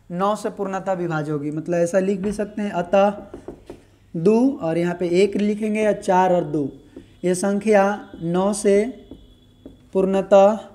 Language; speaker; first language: Hindi; native; Hindi